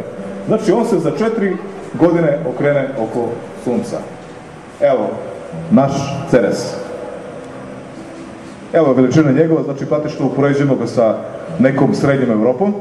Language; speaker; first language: Serbian; native; Serbian